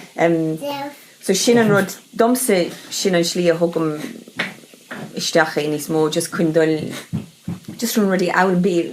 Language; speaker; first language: Irish; non-native, local second language; English